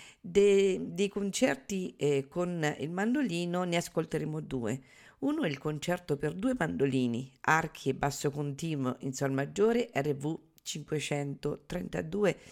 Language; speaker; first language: Italian; native; Italian